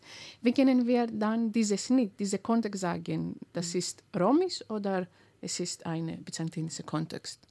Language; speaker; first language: German; non-native, fluent; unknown